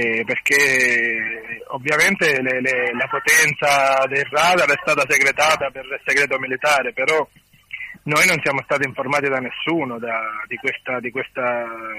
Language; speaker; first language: Italian; native; Italian